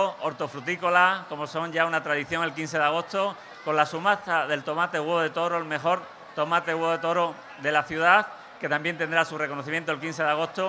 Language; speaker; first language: Spanish; native; Spanish